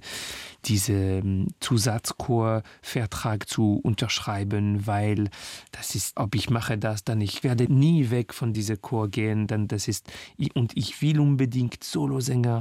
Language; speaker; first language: German; non-native, learner; French